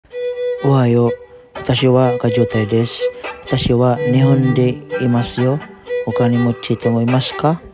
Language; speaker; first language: Japanese; non-native, learner; Filipino